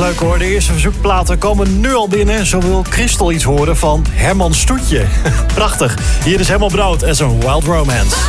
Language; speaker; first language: Dutch; native; Dutch